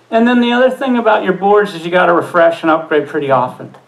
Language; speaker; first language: English; native; English